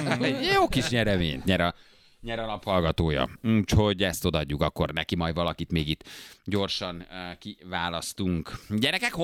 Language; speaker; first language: Hungarian; native; Hungarian